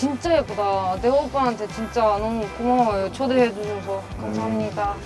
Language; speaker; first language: Korean; non-native, learner; Greek